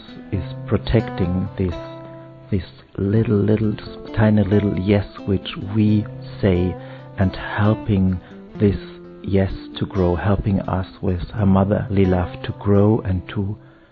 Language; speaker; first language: English; non-native, fluent; German